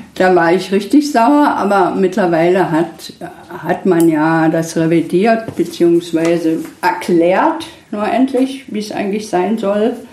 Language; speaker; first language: German; native; German